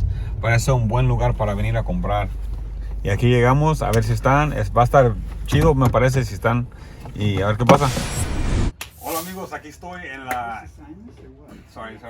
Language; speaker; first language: Spanish; early bilingual, heritage; Spanish